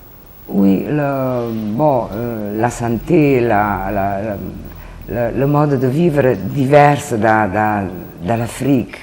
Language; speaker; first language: French; non-native, learner; Italian